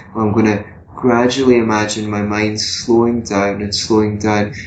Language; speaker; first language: English; native; English